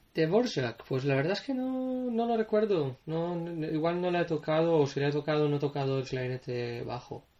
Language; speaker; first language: Spanish; native; Spanish